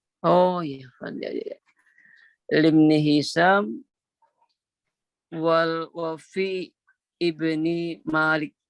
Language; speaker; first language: Arabic; non-native, learner; Indonesian